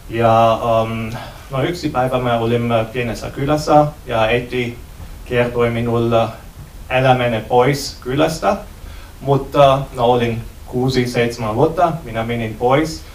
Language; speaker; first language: Finnish; non-native, learner; German